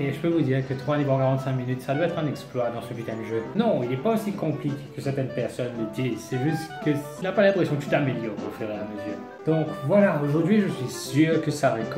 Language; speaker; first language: French; non-native, local second language; Morisyen